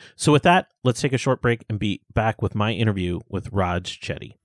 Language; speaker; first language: English; early bilingual, other home language; Hindi